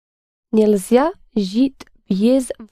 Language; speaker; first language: Russian; non-native, learner; English